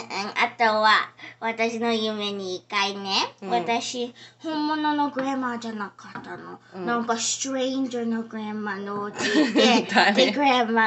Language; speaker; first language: Japanese; early bilingual, heritage; English